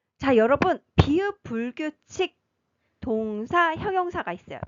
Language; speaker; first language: Korean; native; Korean